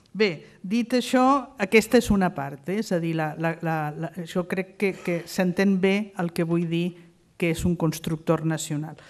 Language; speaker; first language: Catalan; non-native, fluent; Spanish